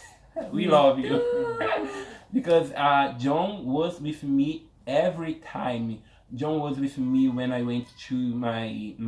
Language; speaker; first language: English; non-native, learner; Portuguese